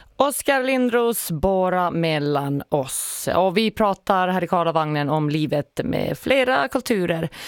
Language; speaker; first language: Swedish; native; Swedish